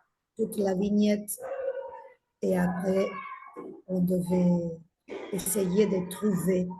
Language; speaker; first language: French; non-native, fluent; Spanish